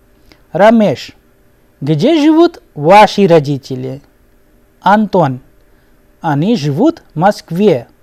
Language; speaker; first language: Russian; non-native, fluent; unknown